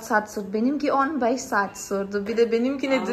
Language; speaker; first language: Turkish; non-native, fluent; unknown